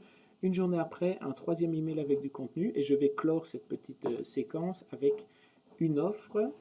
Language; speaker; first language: French; native; French